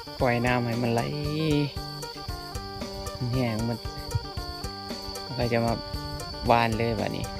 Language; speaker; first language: Thai; non-native, local second language; Northeastern Thai